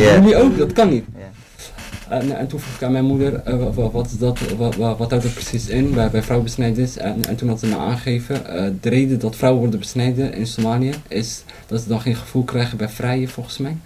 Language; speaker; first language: Dutch; early bilingual, other home language; Somali